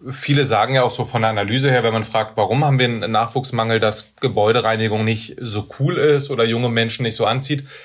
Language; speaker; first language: German; native; German